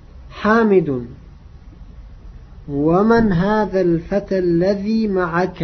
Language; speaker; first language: Arabic; non-native, fluent; Uzbek